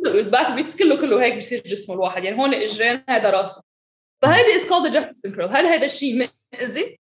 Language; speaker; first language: Arabic; early bilingual, other home language; English